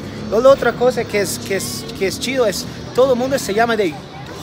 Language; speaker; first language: Spanish; non-native, fluent; English